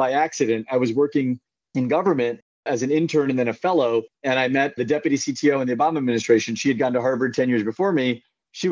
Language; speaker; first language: English; native; English